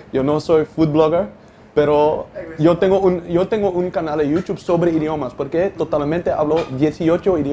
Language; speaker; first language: Spanish; non-native, learner; Dutch